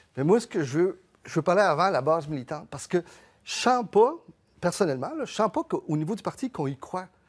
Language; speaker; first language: French; early bilingual, other home language; Spanish